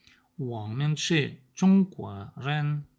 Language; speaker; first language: Chinese; non-native, learner; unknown